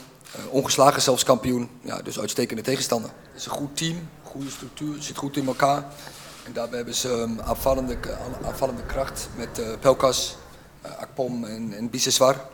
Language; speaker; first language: Dutch; native; Dutch